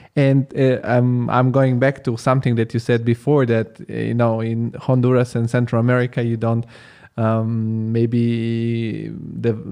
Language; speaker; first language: English; non-native, fluent; Italian